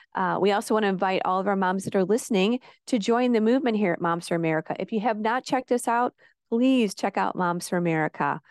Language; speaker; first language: English; native; English